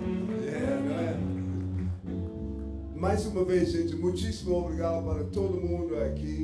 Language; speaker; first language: Portuguese; non-native, fluent; English